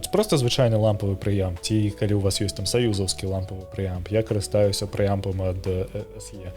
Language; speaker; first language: Belarusian; non-native, local second language; Russian